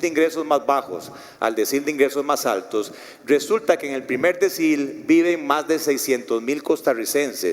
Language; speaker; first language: Spanish; native; Spanish